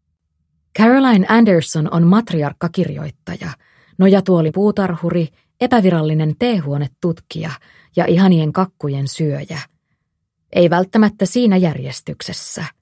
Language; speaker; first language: Finnish; native; Finnish